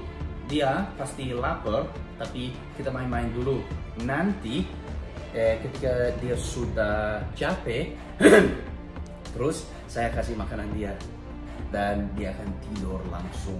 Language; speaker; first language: Indonesian; non-native, learner; English